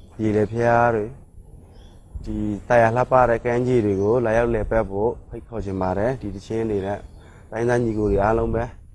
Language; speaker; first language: Burmese; non-native, local second language; Mon